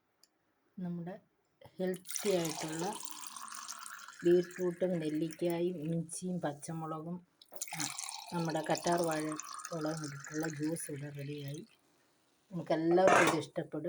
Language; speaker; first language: Malayalam; native; Malayalam